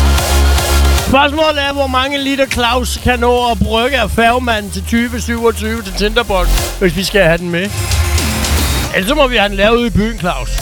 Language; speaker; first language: Danish; native; Danish